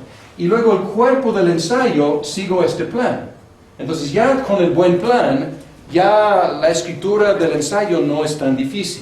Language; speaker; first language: Spanish; non-native, fluent; English